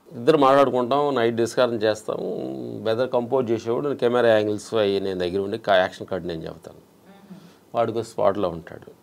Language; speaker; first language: Telugu; native; Telugu